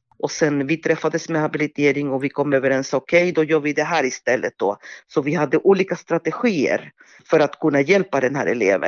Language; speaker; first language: Swedish; non-native, fluent; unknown